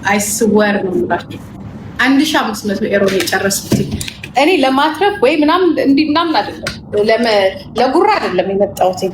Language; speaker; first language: Amharic; native; Amharic